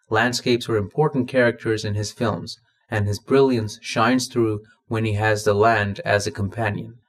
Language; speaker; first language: English; non-native, local second language; Malayalam